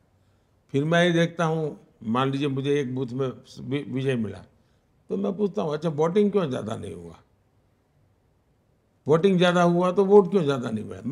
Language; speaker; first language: Hindi; non-native, local second language; Gujarati